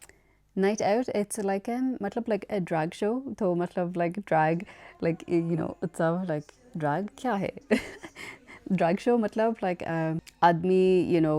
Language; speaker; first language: Hindi; non-native, learner; English